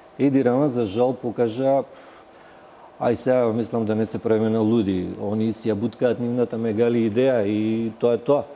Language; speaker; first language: Macedonian; native; Macedonian